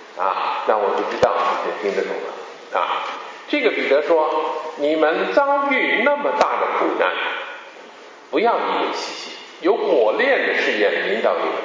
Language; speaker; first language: Chinese; non-native, local second language; Cantonese